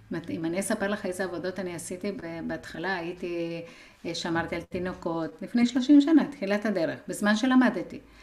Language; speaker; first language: Hebrew; non-native, fluent; Spanish